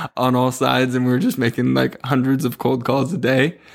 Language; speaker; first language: English; native; English